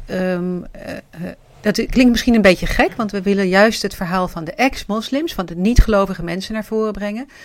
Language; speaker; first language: Dutch; native; Dutch